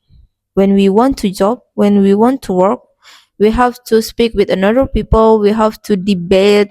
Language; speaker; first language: English; non-native, learner; Indonesian